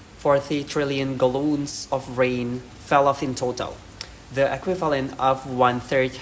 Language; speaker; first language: English; non-native, learner; Indonesian